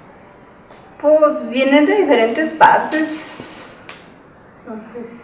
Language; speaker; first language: Spanish; native; Spanish